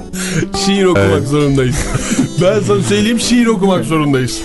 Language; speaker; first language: Turkish; native; Turkish